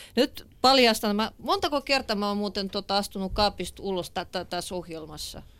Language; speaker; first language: Finnish; non-native, fluent; Russian